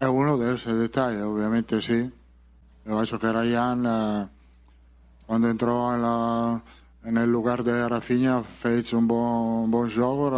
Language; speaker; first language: Portuguese; non-native, fluent; Italian